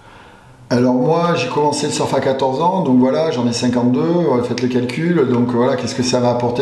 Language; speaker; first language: French; native; French